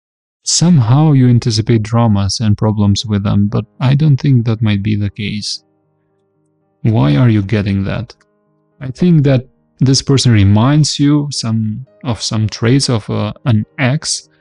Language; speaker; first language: English; non-native, fluent; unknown